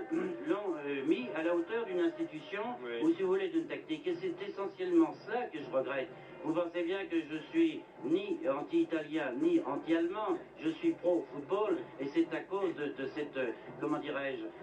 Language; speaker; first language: French; native; French